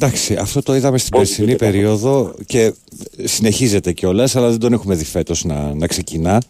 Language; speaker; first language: Greek; native; Greek